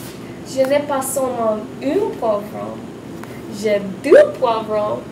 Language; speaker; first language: French; non-native, learner; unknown